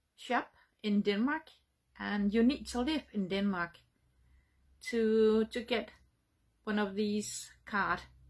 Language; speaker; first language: English; non-native, learner; Danish